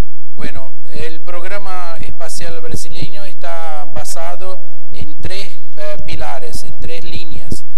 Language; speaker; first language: Spanish; non-native, fluent; Portuguese